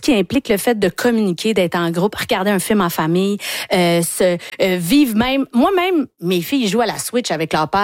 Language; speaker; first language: French; native; French